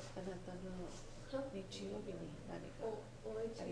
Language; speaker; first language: Japanese; non-native, learner; English